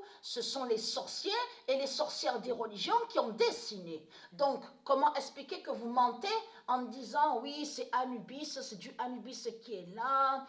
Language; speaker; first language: French; native; French